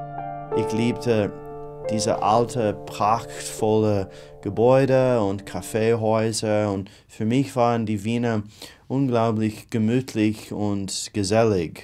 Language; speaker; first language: German; non-native, fluent; English